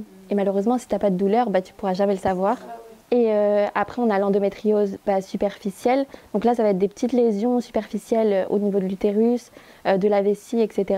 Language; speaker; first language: French; native; French